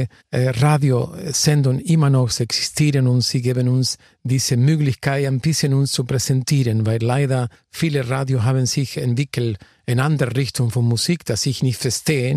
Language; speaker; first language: German; non-native, fluent; Spanish